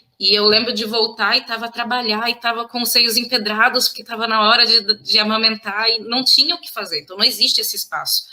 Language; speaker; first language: Portuguese; native; Portuguese